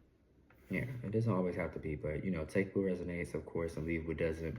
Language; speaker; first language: English; native; English